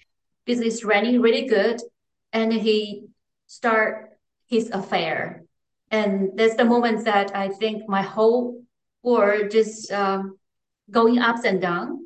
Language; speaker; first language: English; non-native, fluent; Chinese